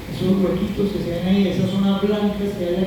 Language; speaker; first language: Spanish; native; Spanish